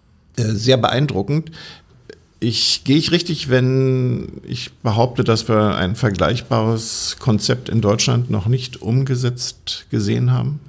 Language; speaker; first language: German; native; German